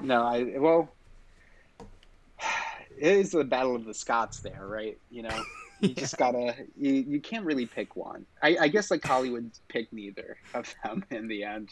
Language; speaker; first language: English; native; English